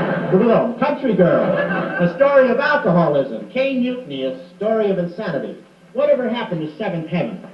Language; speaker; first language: English; native; English